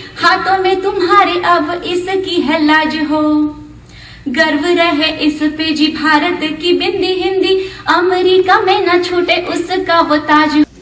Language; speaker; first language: Hindi; native; Hindi